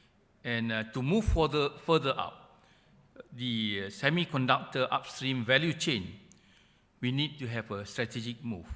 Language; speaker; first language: English; non-native, local second language; Malay